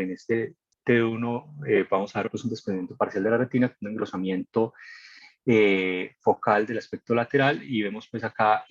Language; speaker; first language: Spanish; native; Spanish